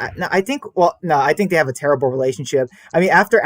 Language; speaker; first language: English; native; English